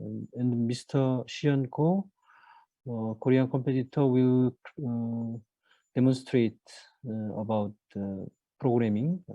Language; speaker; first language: English; non-native, learner; Korean